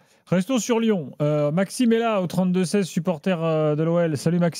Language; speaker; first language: French; native; French